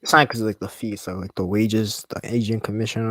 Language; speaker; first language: English; native; English